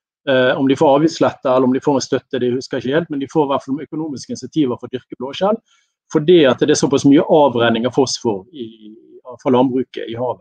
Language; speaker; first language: Norwegian; native; Norwegian